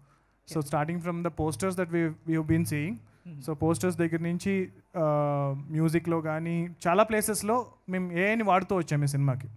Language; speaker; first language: Telugu; native; Telugu